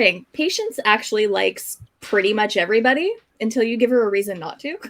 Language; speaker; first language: English; native; English